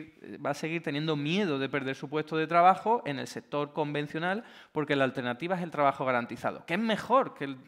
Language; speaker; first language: Spanish; native; Spanish